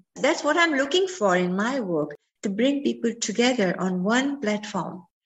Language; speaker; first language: English; non-native, local second language; Sindhi